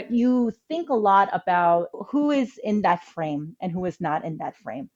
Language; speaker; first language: English; early bilingual, other home language; Korean